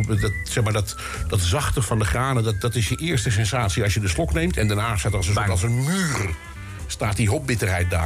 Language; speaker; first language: Dutch; native; Dutch